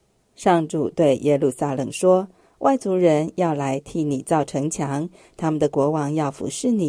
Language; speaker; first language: Chinese; native; Chinese